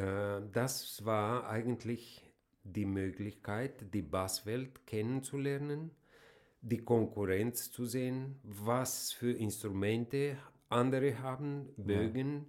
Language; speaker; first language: German; non-native, fluent; Romanian